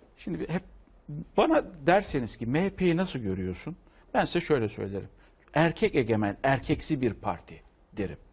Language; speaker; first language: Turkish; native; Turkish